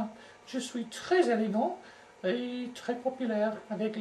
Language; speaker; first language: French; non-native, learner; English